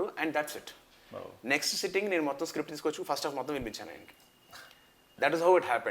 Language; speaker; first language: Telugu; native; Telugu